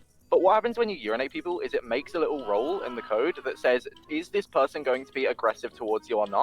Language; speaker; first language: English; native; English